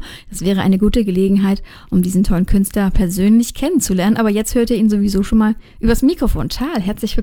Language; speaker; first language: German; native; German